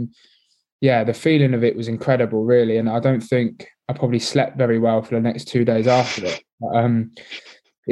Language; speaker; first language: English; native; English